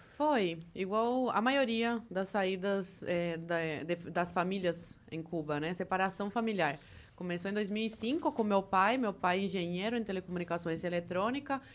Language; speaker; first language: Portuguese; early bilingual, other home language; Spanish